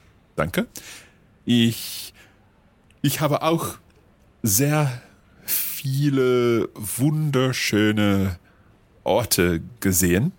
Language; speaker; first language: German; non-native, learner; English